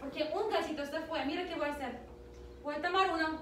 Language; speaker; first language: Spanish; early bilingual, heritage; Spanish